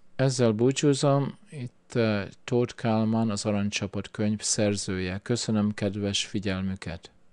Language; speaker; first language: Hungarian; early bilingual, heritage; Hungarian